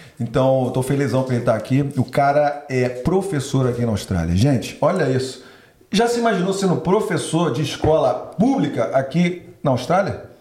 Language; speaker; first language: Portuguese; native; Portuguese